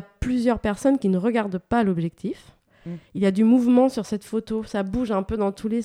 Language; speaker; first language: French; native; French